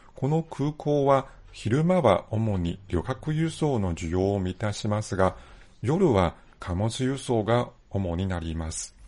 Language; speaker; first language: Japanese; non-native, fluent; Chinese